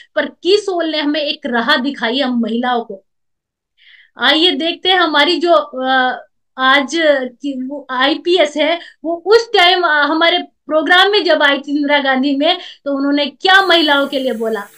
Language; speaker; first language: Hindi; native; Hindi